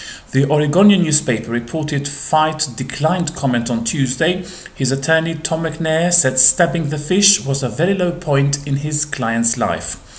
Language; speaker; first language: English; non-native, fluent; Albanian